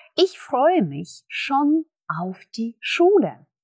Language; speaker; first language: German; non-native, fluent; Russian